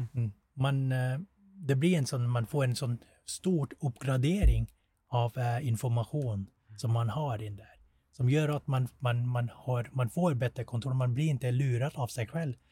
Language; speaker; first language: Swedish; non-native, fluent; Thai